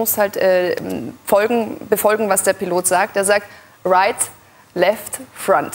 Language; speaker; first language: German; native; German